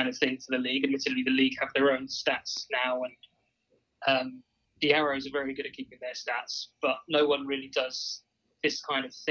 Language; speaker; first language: English; native; English